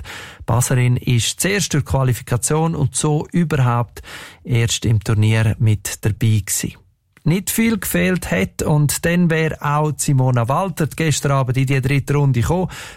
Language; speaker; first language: German; native; German